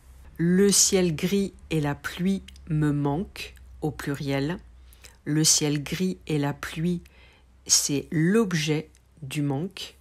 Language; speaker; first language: French; native; French